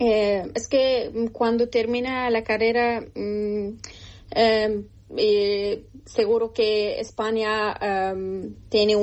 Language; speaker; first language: Spanish; non-native, learner; Persian